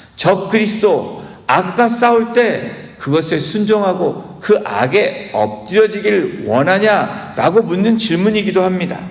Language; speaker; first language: Korean; native; Korean